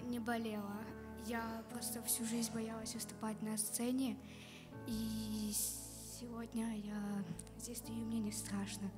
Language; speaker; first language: Russian; native; Russian